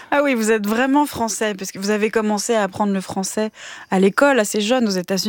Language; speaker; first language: French; native; French